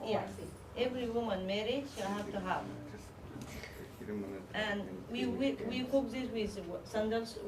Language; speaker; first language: English; non-native, learner; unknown